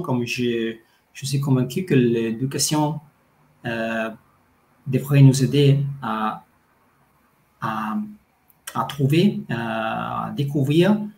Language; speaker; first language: French; non-native, fluent; Italian